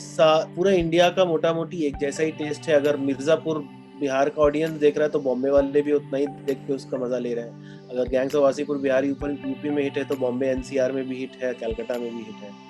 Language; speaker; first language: Hindi; non-native, local second language; Bhojpuri